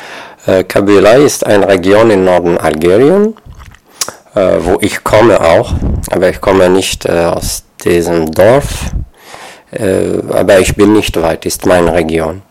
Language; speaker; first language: German; non-native, learner; Kabyle